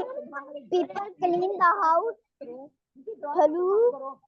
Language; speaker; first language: English; non-native, learner; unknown